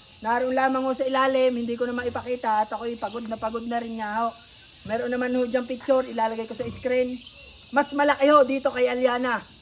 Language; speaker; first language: Filipino; native; Filipino